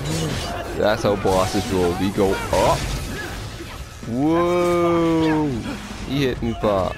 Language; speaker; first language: English; native; English